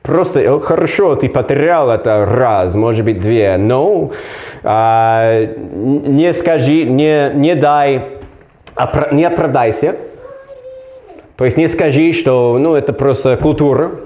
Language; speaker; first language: Russian; non-native, learner; English